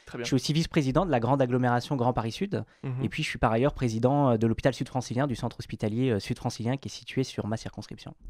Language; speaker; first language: French; native; French